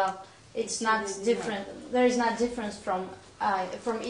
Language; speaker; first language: English; non-native, learner; Russian